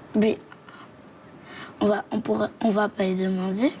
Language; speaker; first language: French; early bilingual, other home language; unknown